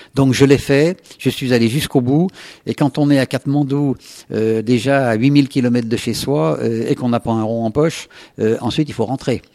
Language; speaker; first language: French; native; French